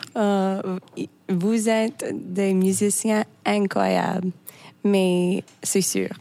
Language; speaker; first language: French; non-native, fluent; English